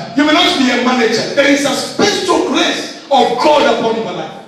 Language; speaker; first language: English; non-native, local second language; Swahili